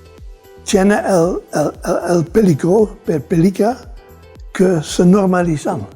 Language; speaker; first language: Spanish; non-native, fluent; Dutch